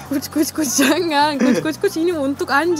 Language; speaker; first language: Indonesian; non-native, fluent; Turkish